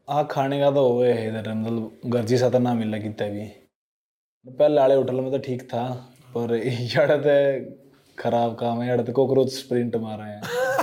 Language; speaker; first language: Hindi; native; Hindi